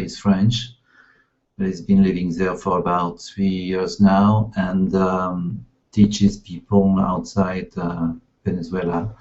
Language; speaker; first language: English; non-native, fluent; French